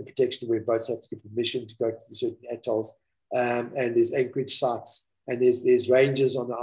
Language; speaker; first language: English; native; English